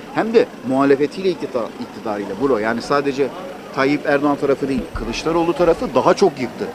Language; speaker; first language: Turkish; native; Turkish